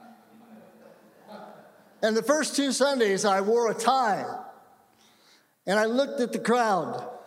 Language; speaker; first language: English; native; English